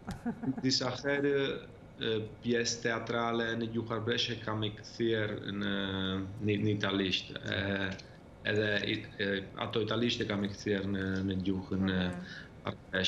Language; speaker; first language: Albanian; early bilingual, heritage; Albanian